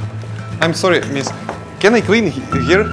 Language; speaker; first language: English; non-native, learner; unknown